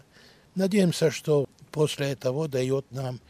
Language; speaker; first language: Russian; non-native, learner; Greek